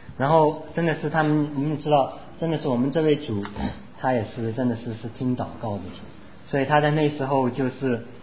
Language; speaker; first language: Chinese; non-native, local second language; Cantonese